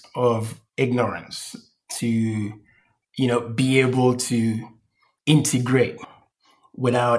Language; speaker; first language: English; non-native, local second language; Igbo